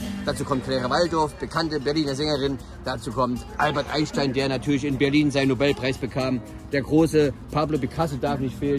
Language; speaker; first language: German; native; German